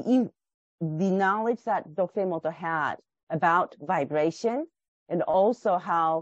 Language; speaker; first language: English; non-native, fluent; Japanese